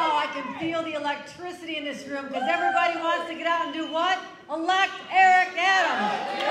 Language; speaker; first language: English; native; English